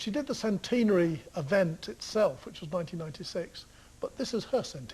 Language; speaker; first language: English; native; English